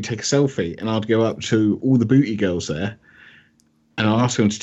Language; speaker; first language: English; native; English